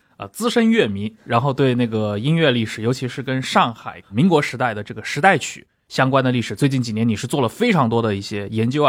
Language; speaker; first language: Chinese; native; Chinese